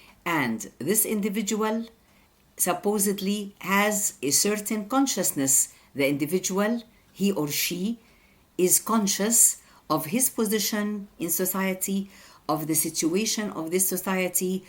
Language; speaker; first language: English; non-native, fluent; Arabic